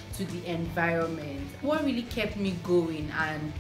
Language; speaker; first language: English; non-native, local second language; Igbo